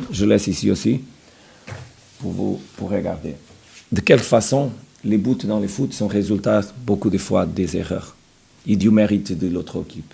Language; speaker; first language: French; non-native, fluent; Portuguese